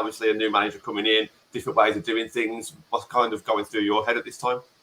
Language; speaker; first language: English; native; English